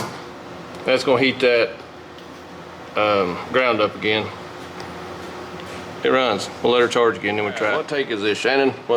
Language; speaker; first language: English; native; English